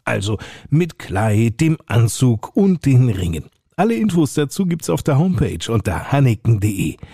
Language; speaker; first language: German; native; German